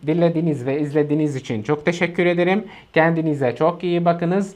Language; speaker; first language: Turkish; non-native, fluent; Arabic